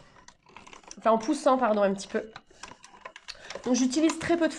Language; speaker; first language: French; native; French